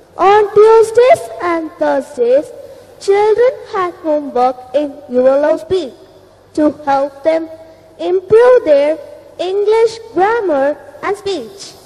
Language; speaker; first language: English; non-native, local second language; Tamil